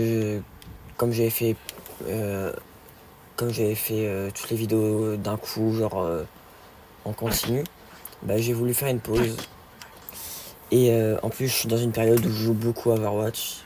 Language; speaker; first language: French; native; French